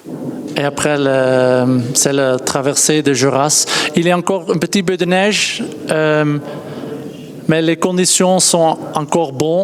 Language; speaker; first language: French; non-native, learner; Dutch